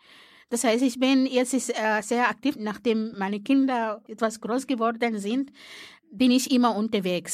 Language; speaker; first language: German; non-native, fluent; Arabic